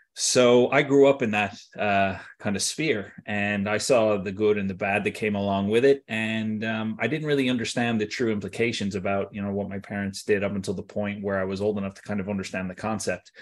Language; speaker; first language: English; native; English